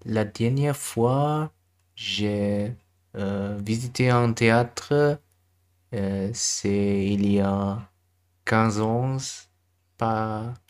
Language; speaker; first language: French; non-native, learner; German